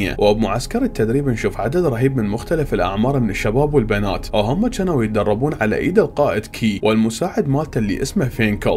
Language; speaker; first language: Arabic; native; Arabic